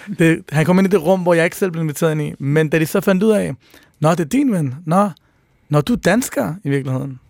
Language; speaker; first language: Danish; early bilingual, other home language; Persian